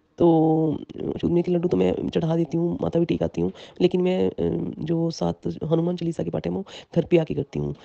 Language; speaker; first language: Hindi; non-native, local second language; Punjabi